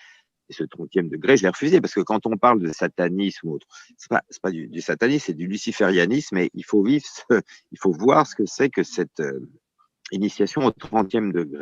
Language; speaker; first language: French; native; French